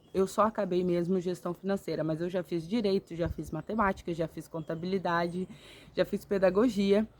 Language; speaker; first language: Portuguese; native; Portuguese